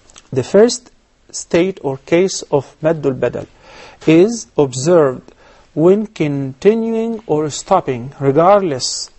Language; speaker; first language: English; non-native, fluent; Arabic